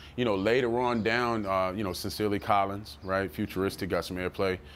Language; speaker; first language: English; native; English